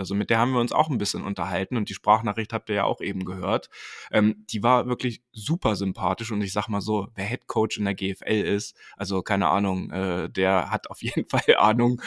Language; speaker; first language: German; native; German